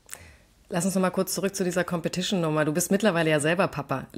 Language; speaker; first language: German; native; German